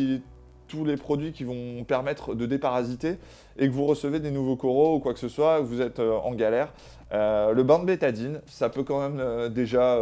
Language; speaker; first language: French; native; French